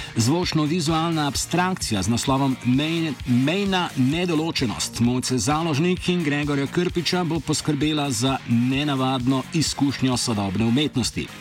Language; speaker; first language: Slovenian; native; Slovenian